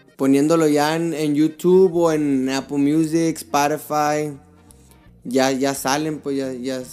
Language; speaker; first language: Spanish; early bilingual, heritage; Spanish